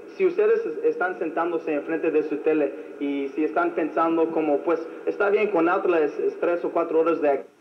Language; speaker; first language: Spanish; non-native, fluent; English